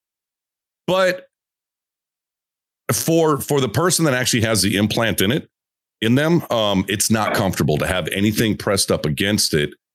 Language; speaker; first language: English; native; English